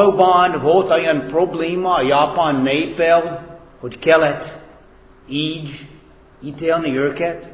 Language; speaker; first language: Hungarian; non-native, fluent; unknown